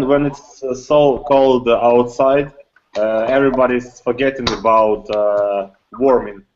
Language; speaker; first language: English; non-native, learner; Russian